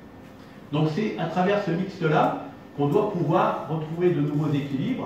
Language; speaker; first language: French; native; French